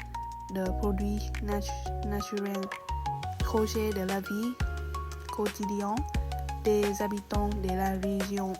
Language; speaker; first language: French; non-native, learner; Vietnamese